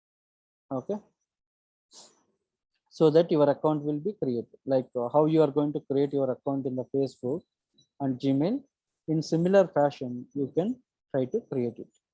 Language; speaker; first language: English; non-native, local second language; Telugu